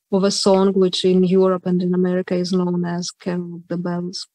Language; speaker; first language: English; non-native, fluent; Ukrainian